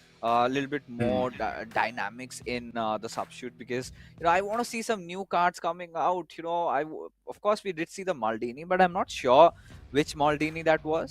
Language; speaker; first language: English; non-native, local second language; Hindi